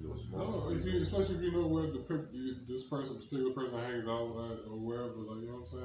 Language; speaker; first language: English; native; English